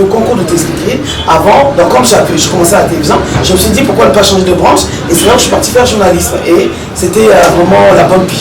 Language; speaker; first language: French; early bilingual, other home language; Lingala